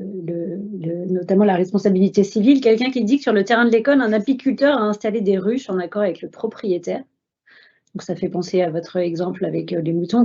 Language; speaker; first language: French; native; French